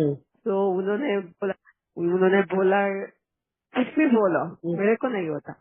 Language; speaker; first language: Hindi; non-native, local second language; Kannada